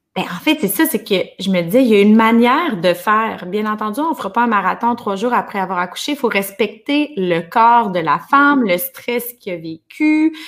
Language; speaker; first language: French; native; French